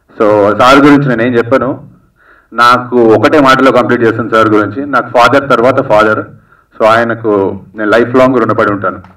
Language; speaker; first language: Telugu; native; Telugu